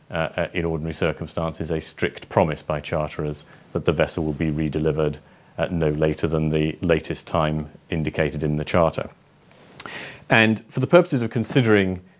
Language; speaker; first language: English; native; English